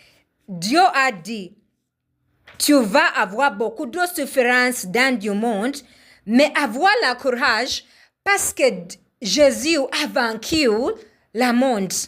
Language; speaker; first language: French; non-native, learner; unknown